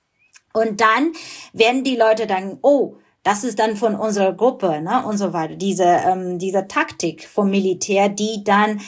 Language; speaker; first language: German; non-native, fluent; Burmese